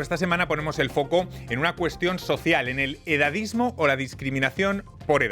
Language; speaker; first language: Spanish; native; Spanish